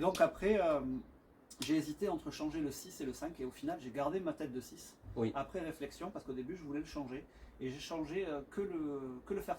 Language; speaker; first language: French; native; French